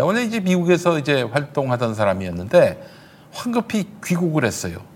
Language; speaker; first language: Korean; native; Korean